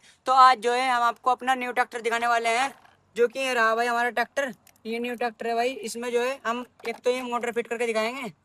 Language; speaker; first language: Hindi; native; Hindi